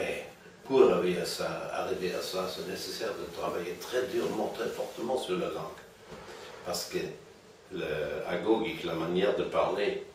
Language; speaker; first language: French; non-native, fluent; German